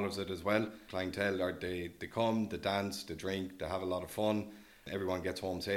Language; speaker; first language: English; native; English